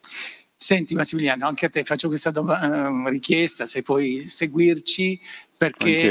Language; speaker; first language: Italian; native; Italian